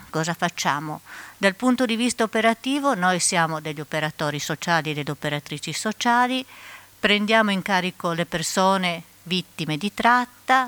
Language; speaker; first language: Italian; native; Italian